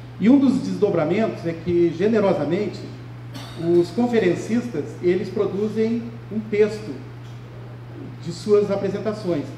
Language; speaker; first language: Portuguese; native; Portuguese